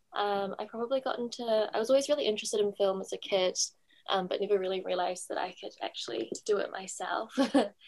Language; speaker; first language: English; native; English